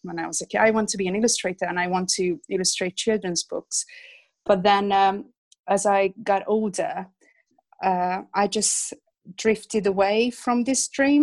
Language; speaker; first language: English; non-native, fluent; Hungarian